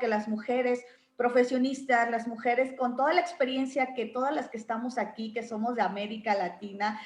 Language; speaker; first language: Spanish; native; Spanish